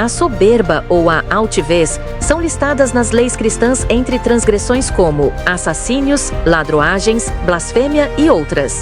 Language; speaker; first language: Portuguese; native; Portuguese